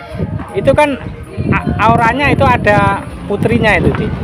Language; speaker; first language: Indonesian; non-native, local second language; Javanese